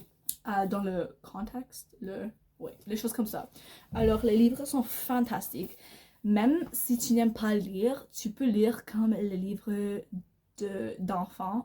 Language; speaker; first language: French; non-native, learner; English